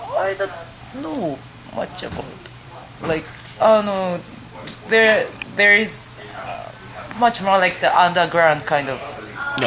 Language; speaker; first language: English; non-native, fluent; Japanese